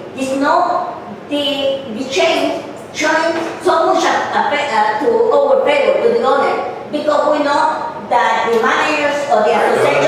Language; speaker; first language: English; non-native, learner; Spanish